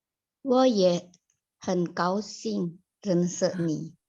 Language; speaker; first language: Chinese; non-native, learner; Indonesian